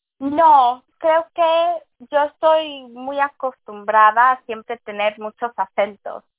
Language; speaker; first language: Spanish; early bilingual, heritage; Spanish